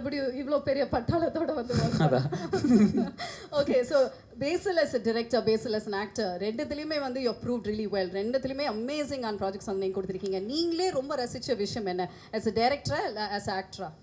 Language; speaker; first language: Tamil; native; Tamil